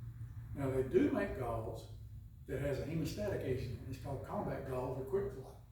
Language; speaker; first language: English; native; English